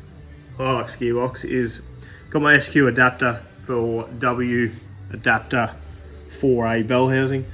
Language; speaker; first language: English; native; English